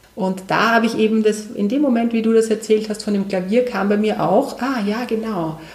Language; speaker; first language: German; native; German